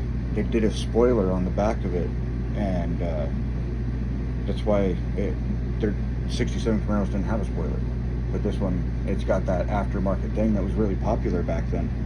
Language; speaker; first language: English; native; English